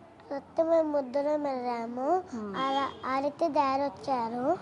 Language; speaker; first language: Telugu; native; Telugu